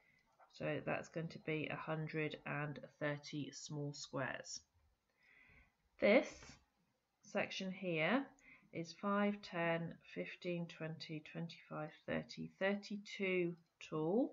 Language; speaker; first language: English; native; English